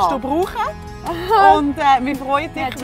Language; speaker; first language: German; native; German